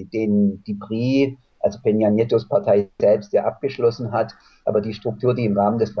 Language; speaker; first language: German; native; German